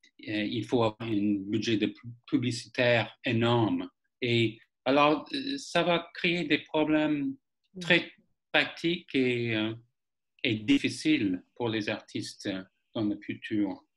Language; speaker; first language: French; non-native, fluent; English